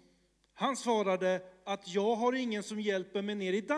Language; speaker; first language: Swedish; early bilingual, other home language; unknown